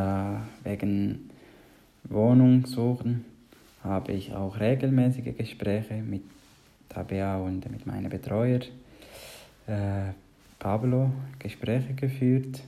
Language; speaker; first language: German; non-native, learner; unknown